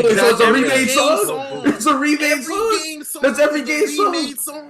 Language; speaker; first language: English; native; English